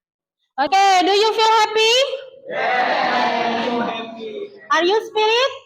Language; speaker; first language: English; non-native, learner; Indonesian